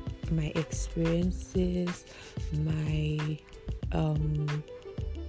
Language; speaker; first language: English; non-native, local second language; Igbo